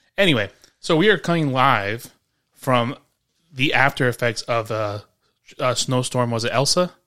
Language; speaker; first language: English; early bilingual, other home language; Spanish